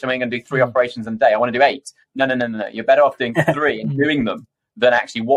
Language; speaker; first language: English; native; English